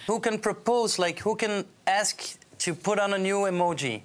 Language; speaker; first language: English; non-native, fluent; Dutch